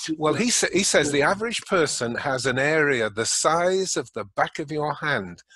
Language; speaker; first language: English; native; English